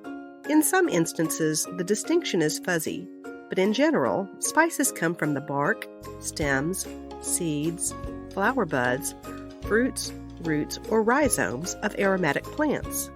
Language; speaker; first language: English; native; English